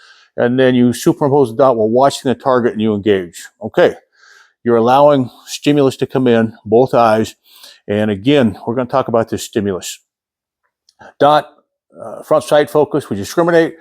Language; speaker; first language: English; native; English